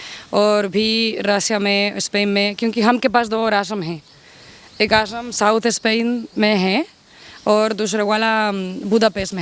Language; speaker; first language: Hindi; non-native, learner; Spanish